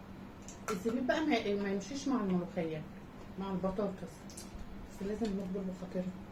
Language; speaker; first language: Arabic; native; Arabic